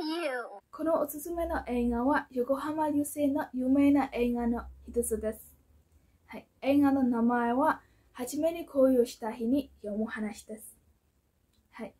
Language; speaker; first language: Japanese; non-native, fluent; Burmese